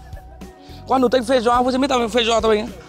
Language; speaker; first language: Portuguese; non-native, learner; Vietnamese